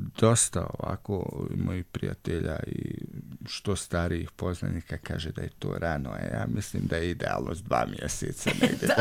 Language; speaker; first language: Serbian; native; Serbian